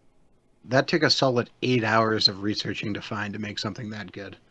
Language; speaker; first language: English; native; English